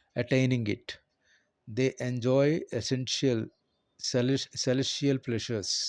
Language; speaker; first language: English; non-native, local second language; Telugu